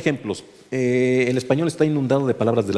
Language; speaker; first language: Spanish; native; Spanish